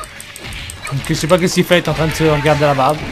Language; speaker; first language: French; native; French